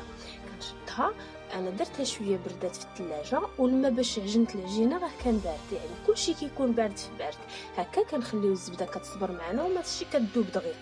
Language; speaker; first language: Arabic; native; Arabic